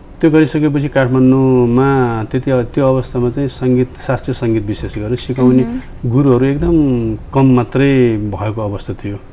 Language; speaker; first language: Nepali; non-native, local second language; Newari